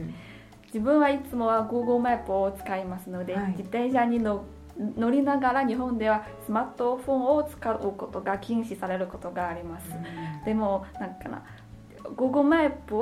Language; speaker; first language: Japanese; non-native, fluent; Chinese